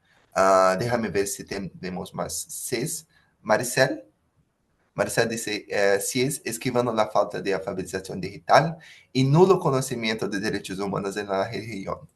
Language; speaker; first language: Spanish; non-native, fluent; Portuguese